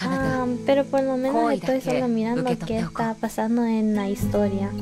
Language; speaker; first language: Spanish; early bilingual, heritage; English